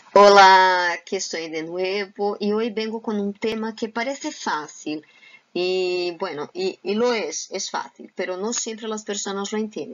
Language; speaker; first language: Spanish; non-native, fluent; Portuguese